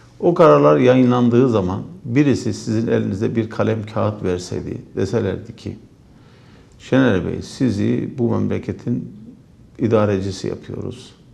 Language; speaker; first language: Turkish; native; Turkish